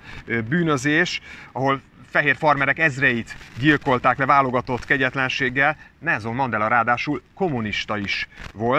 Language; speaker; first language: Hungarian; native; Hungarian